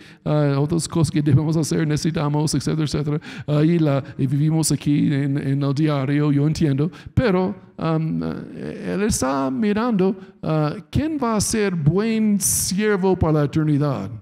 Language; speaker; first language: Spanish; non-native, fluent; English